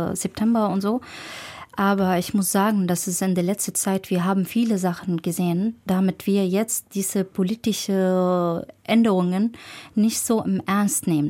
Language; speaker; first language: German; non-native, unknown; Arabic